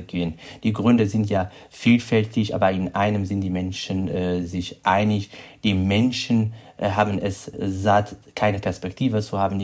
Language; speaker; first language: German; non-native, fluent; Kurdish